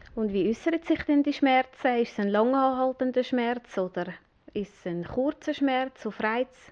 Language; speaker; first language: German; native; German